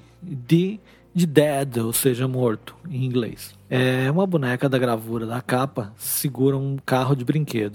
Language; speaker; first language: Portuguese; native; Portuguese